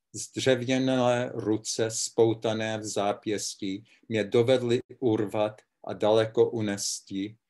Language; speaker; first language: Czech; early bilingual, heritage; Czech